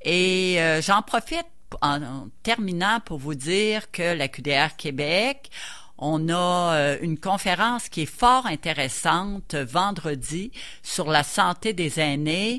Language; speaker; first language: French; native; French